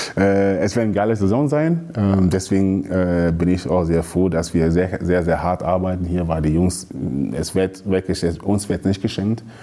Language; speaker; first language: German; early bilingual, other home language; Akan